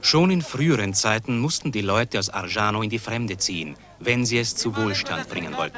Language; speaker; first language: German; native; German